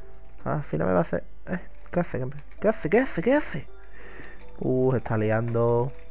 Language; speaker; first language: Spanish; native; Spanish